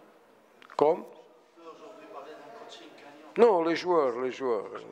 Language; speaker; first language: French; non-native, fluent; Portuguese